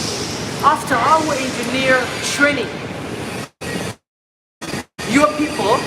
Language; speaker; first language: English; non-native, learner; Chinese